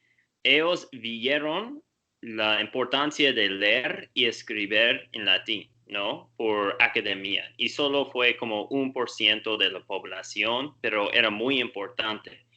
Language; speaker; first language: Spanish; non-native, learner; English